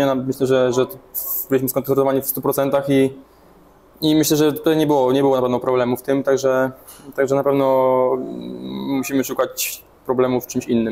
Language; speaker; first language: Polish; native; Polish